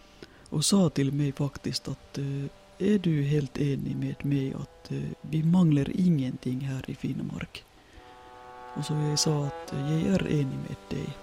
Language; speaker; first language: Norwegian; non-native, fluent; Finnish